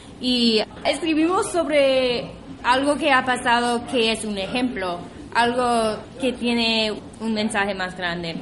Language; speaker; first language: Spanish; non-native, fluent; English